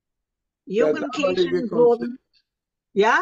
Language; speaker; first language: German; non-native, learner; Hebrew